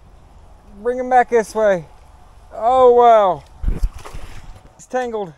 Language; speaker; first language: English; native; English